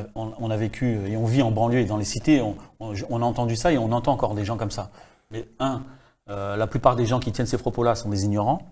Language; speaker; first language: French; native; French